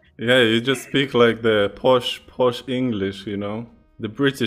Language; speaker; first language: English; non-native, fluent; Russian